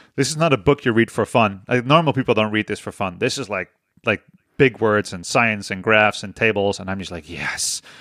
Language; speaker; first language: English; non-native, fluent; Dutch